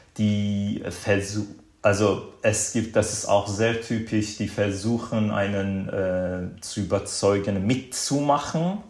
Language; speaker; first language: German; non-native, fluent; Azerbaijani